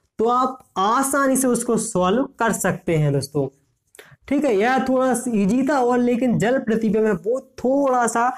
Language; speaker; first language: Hindi; native; Hindi